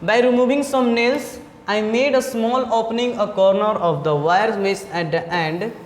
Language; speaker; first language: English; non-native, local second language; Hindi